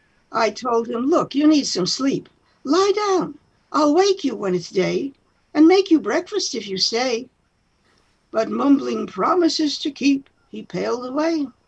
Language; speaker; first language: English; early bilingual, other home language; Spanish